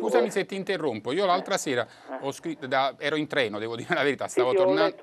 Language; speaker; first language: Italian; native; Italian